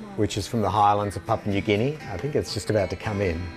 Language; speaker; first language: English; native; English